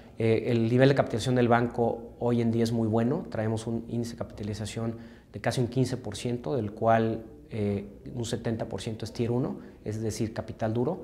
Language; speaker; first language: Spanish; native; Spanish